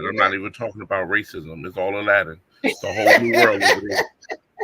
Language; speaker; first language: English; native; English